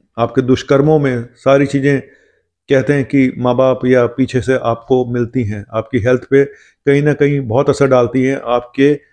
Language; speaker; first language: Hindi; native; Hindi